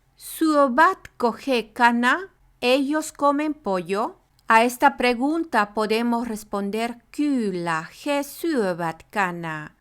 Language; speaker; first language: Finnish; non-native, fluent; Spanish